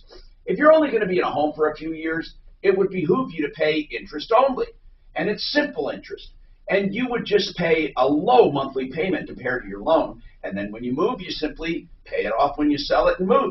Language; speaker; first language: English; native; English